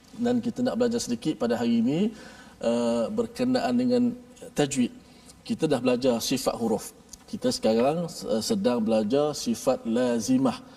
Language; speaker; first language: Malay; native; Malay